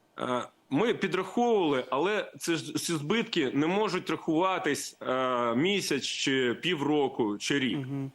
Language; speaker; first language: Ukrainian; native; Ukrainian